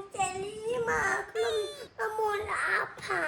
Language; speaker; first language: Korean; early bilingual, heritage; Korean